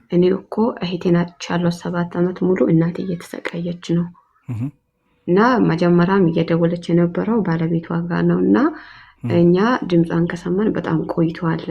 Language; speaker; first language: Amharic; non-native, local second language; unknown